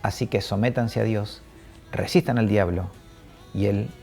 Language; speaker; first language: Spanish; native; Spanish